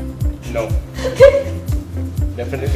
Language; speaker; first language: English; non-native, local second language; Filipino